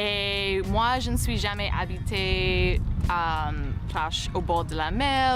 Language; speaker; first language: French; non-native, fluent; English